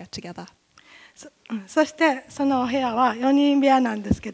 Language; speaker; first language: Japanese; native; Japanese